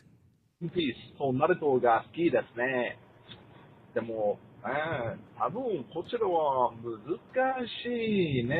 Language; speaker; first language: Japanese; non-native, learner; Portuguese